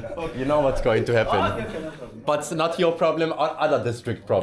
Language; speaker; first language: English; non-native, learner; German